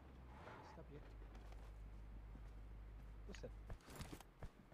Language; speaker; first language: English; non-native, learner; Korean